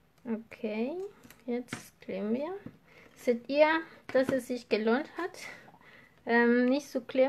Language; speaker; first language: German; non-native, fluent; Spanish